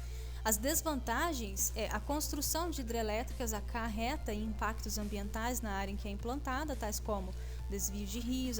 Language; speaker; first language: Portuguese; native; Portuguese